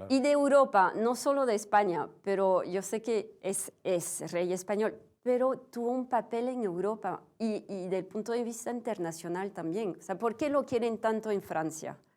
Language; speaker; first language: Spanish; non-native, fluent; French